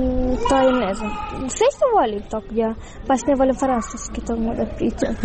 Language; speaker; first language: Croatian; non-native, learner; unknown